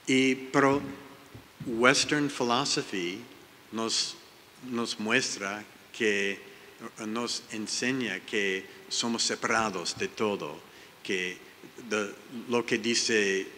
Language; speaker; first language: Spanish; non-native, learner; English